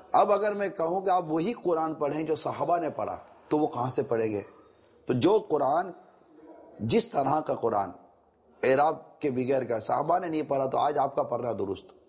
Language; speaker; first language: Urdu; native; Urdu